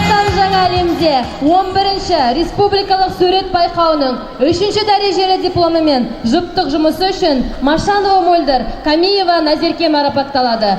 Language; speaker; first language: Kazakh; native; Kazakh